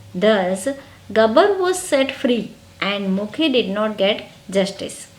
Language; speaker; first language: English; non-native, local second language; Gujarati